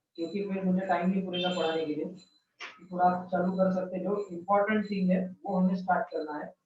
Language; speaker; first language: Hindi; non-native, local second language; Marathi